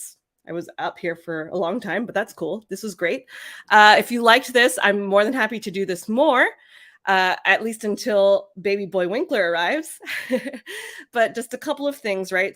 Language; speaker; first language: English; native; English